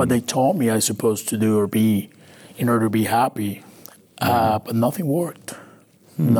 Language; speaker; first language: English; non-native, fluent; Spanish